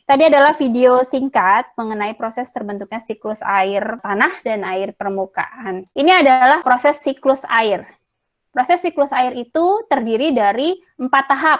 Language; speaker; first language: Indonesian; native; Indonesian